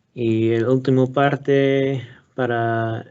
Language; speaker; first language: Spanish; non-native, learner; English